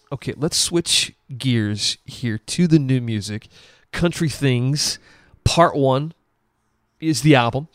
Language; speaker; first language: English; native; English